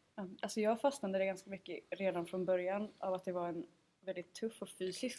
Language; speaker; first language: Swedish; native; Swedish